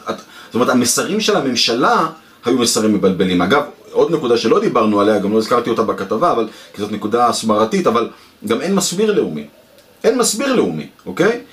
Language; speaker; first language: Hebrew; native; Hebrew